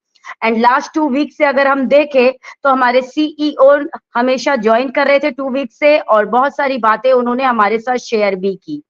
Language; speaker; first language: Hindi; native; Hindi